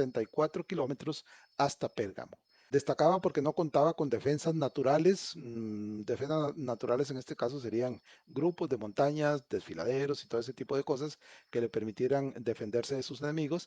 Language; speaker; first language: Spanish; native; Spanish